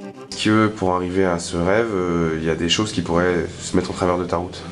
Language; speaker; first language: French; native; French